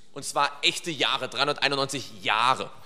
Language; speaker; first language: German; native; German